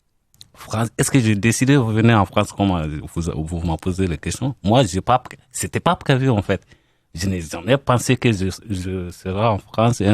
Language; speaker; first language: French; non-native, learner; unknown